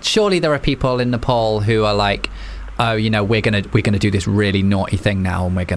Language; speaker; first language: English; native; English